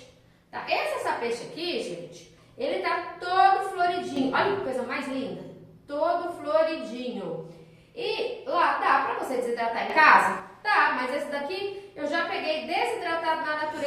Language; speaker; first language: Portuguese; native; Portuguese